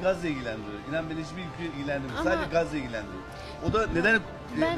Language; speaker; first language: Turkish; native; Turkish